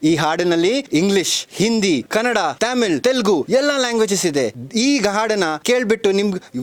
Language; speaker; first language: Kannada; non-native, local second language; Marathi